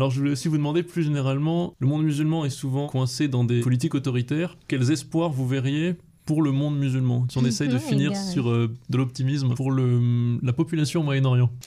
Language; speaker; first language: French; native; French